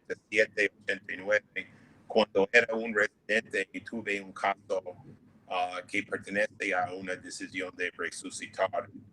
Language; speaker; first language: Spanish; non-native, fluent; English